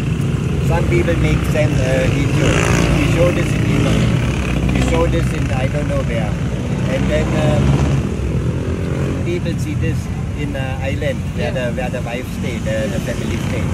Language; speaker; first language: English; non-native, learner; German